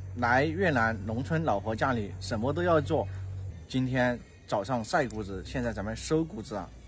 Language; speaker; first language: Chinese; native; Chinese